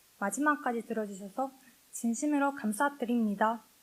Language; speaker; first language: Korean; non-native, learner; Japanese